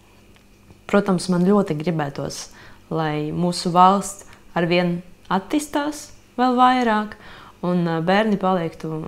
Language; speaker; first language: Latvian; non-native, local second language; Russian